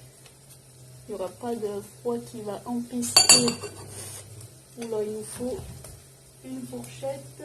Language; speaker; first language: French; native; French